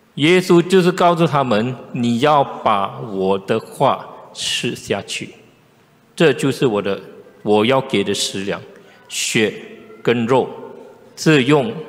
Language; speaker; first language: Chinese; native; Chinese